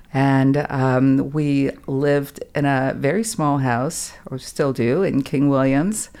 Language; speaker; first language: English; non-native, fluent; German